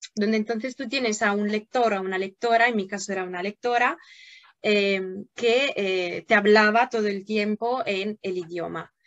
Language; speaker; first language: Spanish; non-native, fluent; Italian